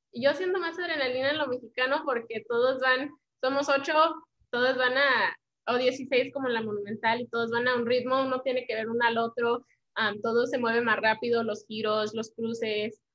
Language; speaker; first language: Spanish; early bilingual, heritage; Spanish